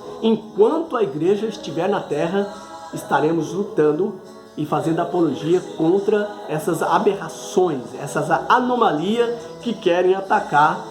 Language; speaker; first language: Portuguese; native; Portuguese